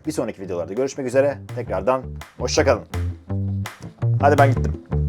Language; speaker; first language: Turkish; native; Turkish